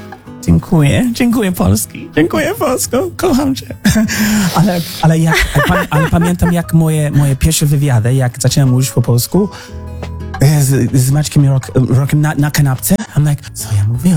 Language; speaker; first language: Polish; non-native, learner; English